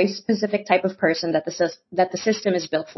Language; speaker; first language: English; non-native, local second language; Filipino